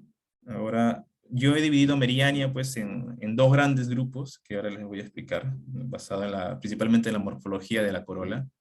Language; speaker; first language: Spanish; native; Spanish